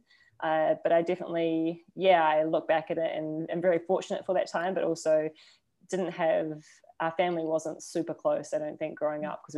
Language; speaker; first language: English; native; English